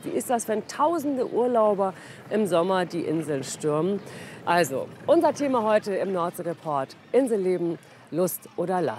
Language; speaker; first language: German; native; German